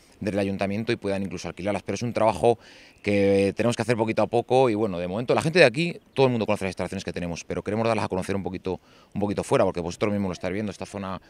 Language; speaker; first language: Spanish; native; Spanish